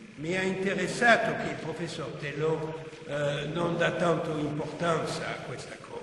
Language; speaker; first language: Italian; non-native, fluent; French